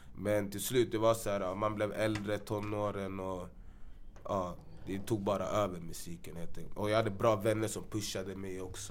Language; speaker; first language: Swedish; early bilingual, other home language; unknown